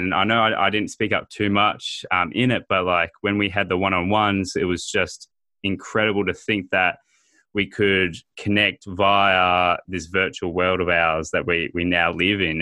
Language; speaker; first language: English; native; English